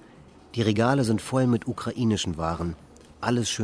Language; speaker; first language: German; native; German